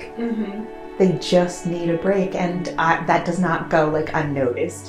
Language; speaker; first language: English; native; English